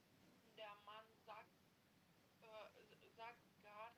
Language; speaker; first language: German; non-native, learner; Macedonian